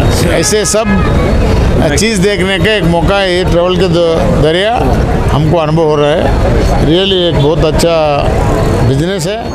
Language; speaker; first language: Hindi; non-native, local second language; Kannada